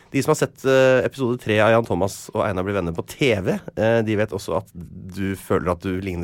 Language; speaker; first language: Norwegian; native; Norwegian